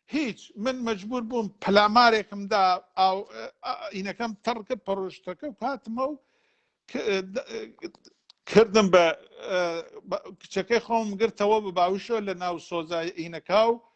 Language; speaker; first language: Central Kurdish; non-native, local second language; Gurani